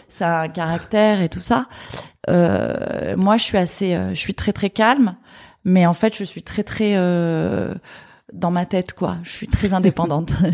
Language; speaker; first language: French; native; French